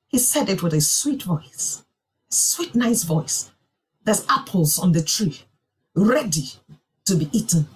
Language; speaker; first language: English; non-native, local second language; Yoruba